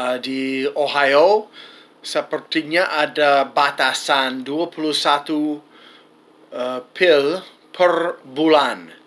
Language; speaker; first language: Indonesian; non-native, fluent; English